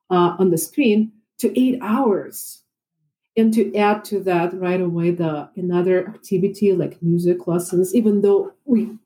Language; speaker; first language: English; non-native, fluent; Russian